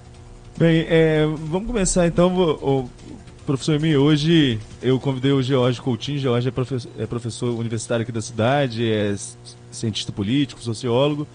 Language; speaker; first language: Portuguese; native; Portuguese